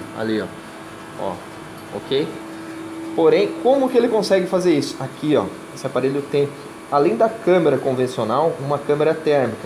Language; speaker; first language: Portuguese; native; Portuguese